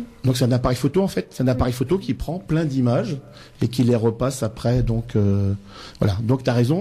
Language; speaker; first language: French; native; French